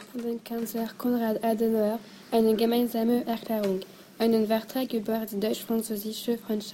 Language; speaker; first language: German; non-native, learner; French